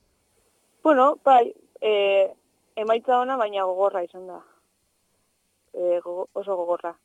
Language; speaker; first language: Basque; non-native, local second language; Spanish